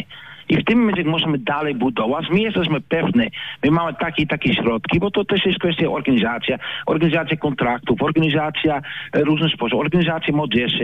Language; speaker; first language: Polish; non-native, learner; Dutch